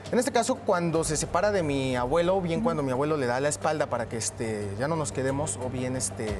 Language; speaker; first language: Spanish; native; Spanish